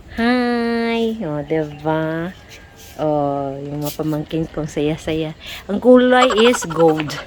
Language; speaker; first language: Filipino; non-native, local second language; Cebuano